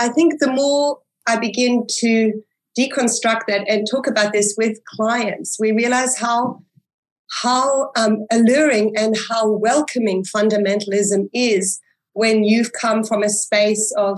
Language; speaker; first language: English; early bilingual, other home language; German